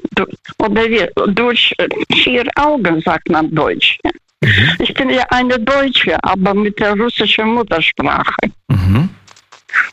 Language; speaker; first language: German; non-native, fluent; Russian